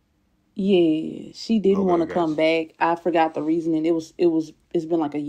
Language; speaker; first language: English; native; English